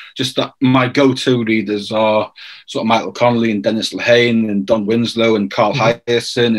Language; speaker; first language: English; native; English